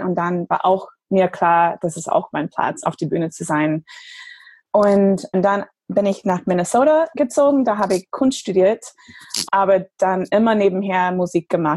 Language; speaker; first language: German; non-native, fluent; English